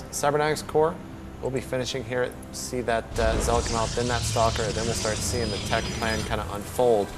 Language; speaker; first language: English; native; English